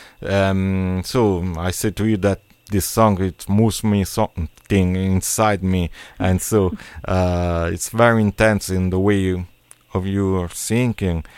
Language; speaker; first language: English; non-native, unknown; Italian